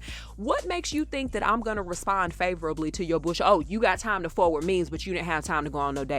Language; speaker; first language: English; native; English